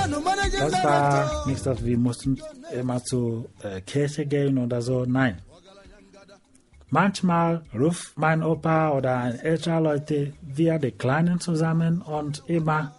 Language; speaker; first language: German; non-native, learner; Igbo